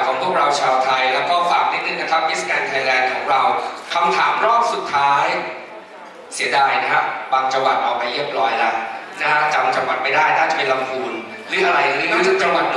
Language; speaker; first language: Thai; native; Thai